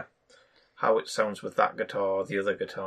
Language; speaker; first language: English; native; English